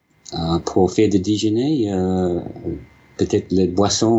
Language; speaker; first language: French; non-native, learner; English